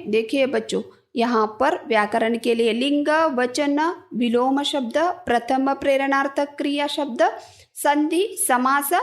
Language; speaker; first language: Hindi; non-native, local second language; Kannada